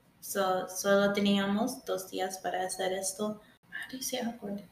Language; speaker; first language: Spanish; early bilingual, heritage; English